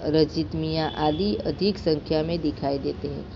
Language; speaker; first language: Hindi; non-native, local second language; Gujarati